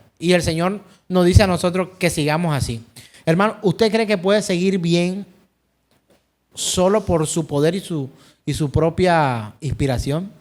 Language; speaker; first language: Spanish; native; Spanish